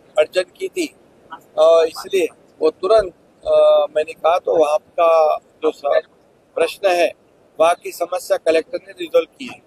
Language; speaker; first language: Hindi; non-native, local second language; Marathi